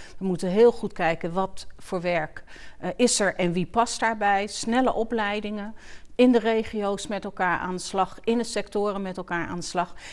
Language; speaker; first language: Dutch; native; Dutch